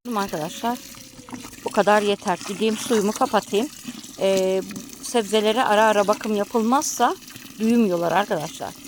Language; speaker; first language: Turkish; native; Turkish